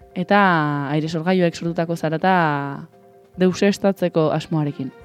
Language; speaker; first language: Basque; non-native, local second language; Spanish